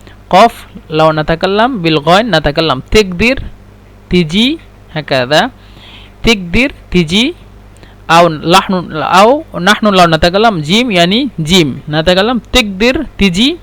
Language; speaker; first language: Arabic; non-native, fluent; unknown